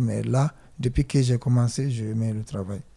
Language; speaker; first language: French; non-native, learner; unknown